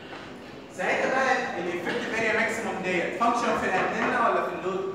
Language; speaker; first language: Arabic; native; Arabic